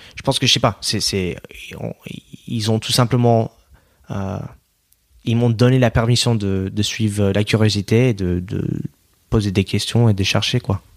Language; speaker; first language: French; non-native, fluent; English